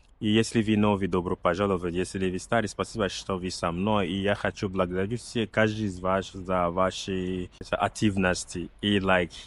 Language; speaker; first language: Russian; non-native, learner; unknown